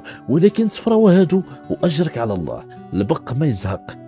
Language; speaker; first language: Arabic; native; Arabic